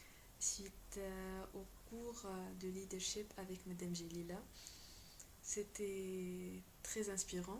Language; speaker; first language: French; non-native, local second language; Arabic